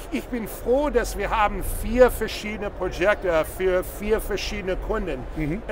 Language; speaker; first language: German; non-native, fluent; English